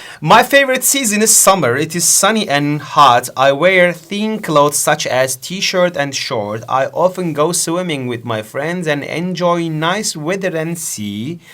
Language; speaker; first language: English; non-native, fluent; Turkish